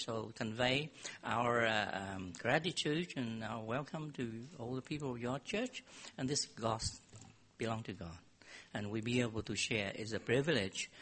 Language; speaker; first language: English; non-native, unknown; Vietnamese